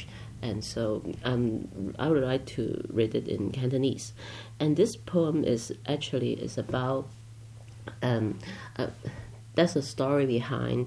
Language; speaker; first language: English; non-native, local second language; Cantonese